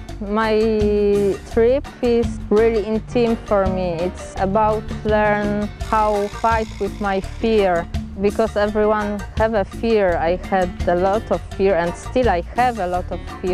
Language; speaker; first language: English; non-native, learner; Polish